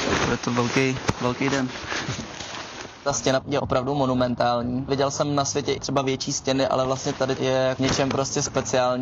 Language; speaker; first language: Czech; native; Czech